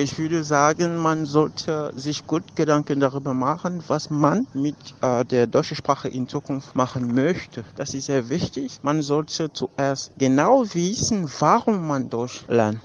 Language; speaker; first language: German; non-native, fluent; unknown